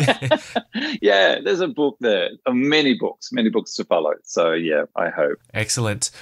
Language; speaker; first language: English; native; English